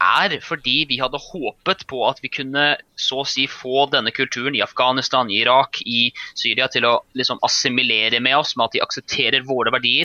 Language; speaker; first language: Norwegian; native; Norwegian